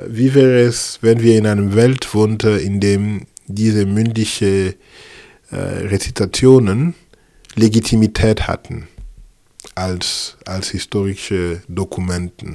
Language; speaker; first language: German; non-native, fluent; French